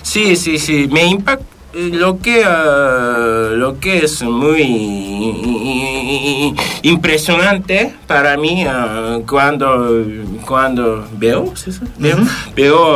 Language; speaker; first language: Spanish; non-native, fluent; Japanese